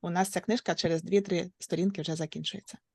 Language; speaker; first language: Ukrainian; native; Ukrainian